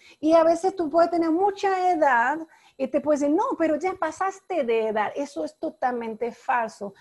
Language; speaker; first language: Spanish; non-native, fluent; French